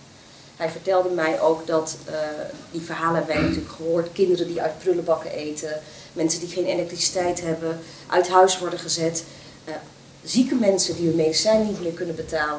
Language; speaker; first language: Dutch; native; Dutch